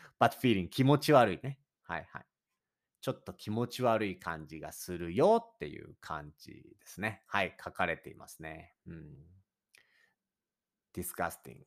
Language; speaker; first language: Japanese; native; Japanese